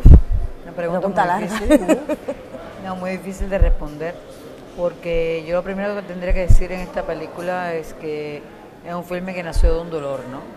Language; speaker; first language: Spanish; native; Spanish